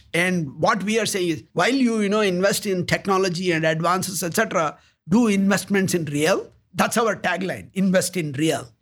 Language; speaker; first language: English; non-native, local second language; Kannada